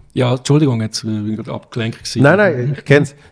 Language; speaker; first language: German; native; German